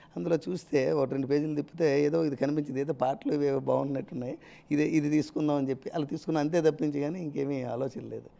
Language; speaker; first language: Telugu; native; Telugu